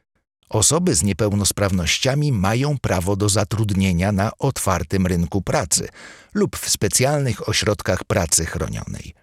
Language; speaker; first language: Polish; native; Polish